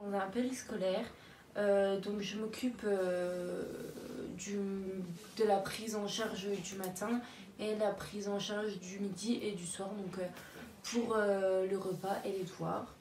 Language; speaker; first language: French; native; French